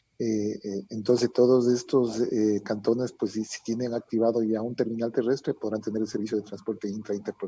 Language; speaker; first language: Spanish; native; Spanish